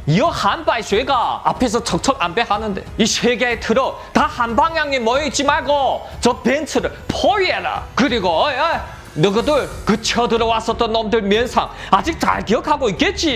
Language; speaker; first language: Korean; native; Korean